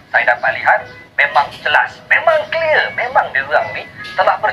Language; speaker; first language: Malay; native; Malay